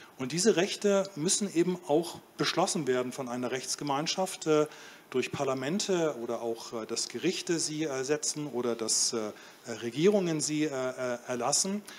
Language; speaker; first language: German; native; German